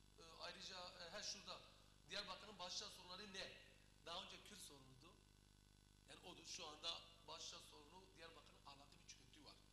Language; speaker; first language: Turkish; non-native, local second language; Kurdish